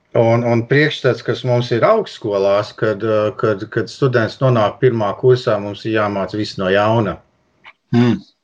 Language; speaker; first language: Latvian; early bilingual, heritage; Latvian